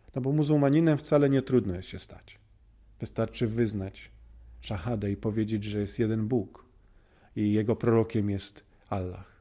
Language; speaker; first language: Polish; native; Polish